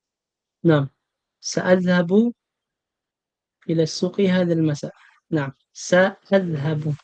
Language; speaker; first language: Arabic; non-native, fluent; Filipino